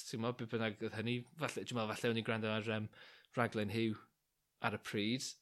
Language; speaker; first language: Welsh; non-native, local second language; English